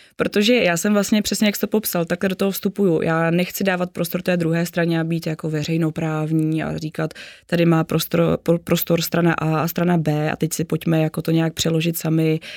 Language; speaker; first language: Czech; native; Czech